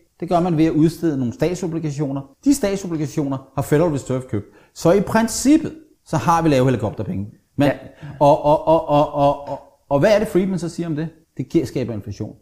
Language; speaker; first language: Danish; native; Danish